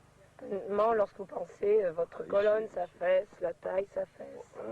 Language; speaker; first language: French; native; French